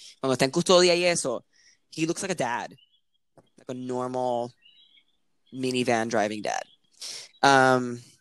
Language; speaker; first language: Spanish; early bilingual, heritage; Spanish